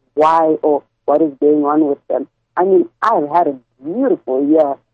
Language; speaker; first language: English; non-native, local second language; Tswana